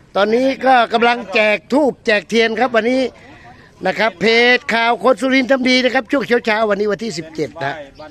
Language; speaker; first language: Thai; non-native, local second language; Northern Khmer